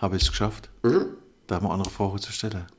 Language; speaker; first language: German; native; German